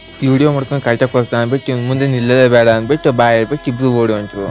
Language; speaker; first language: Kannada; native; Kannada